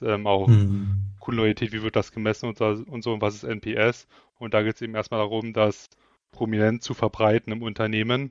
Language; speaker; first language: German; native; German